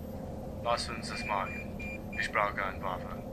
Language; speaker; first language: German; non-native, learner; English